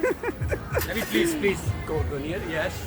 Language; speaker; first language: English; non-native, learner; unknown